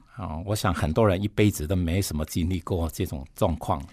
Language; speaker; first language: Chinese; non-native, fluent; Cantonese